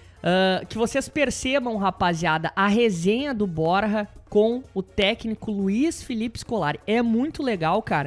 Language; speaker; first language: Portuguese; native; Portuguese